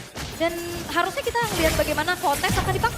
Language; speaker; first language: Indonesian; native; Indonesian